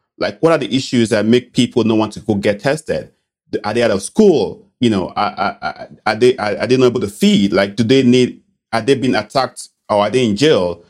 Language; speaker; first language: English; non-native, local second language; Bini